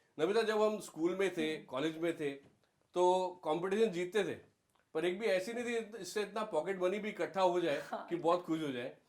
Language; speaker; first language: Hindi; native; Hindi